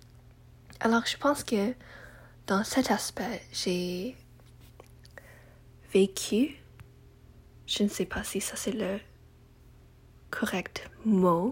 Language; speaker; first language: French; non-native, learner; English